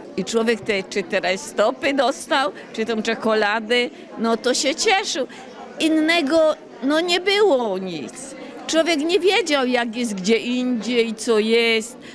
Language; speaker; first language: Polish; native; Polish